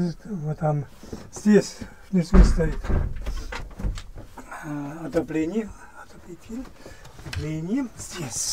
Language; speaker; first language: Russian; non-native, learner; German